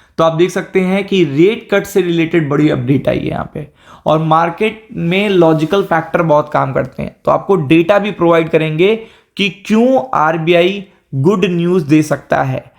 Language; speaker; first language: Hindi; native; Hindi